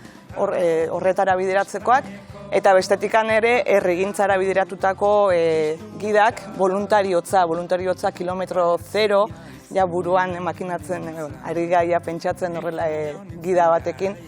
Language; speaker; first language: Basque; native; Basque